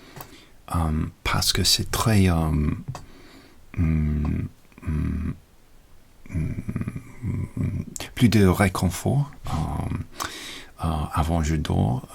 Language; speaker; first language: French; non-native, learner; English